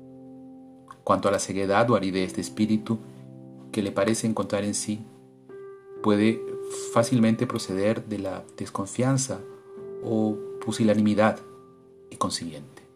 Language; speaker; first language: Spanish; native; Spanish